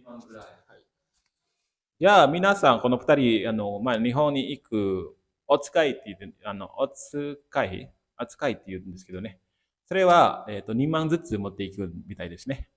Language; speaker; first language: Japanese; non-native, fluent; Indonesian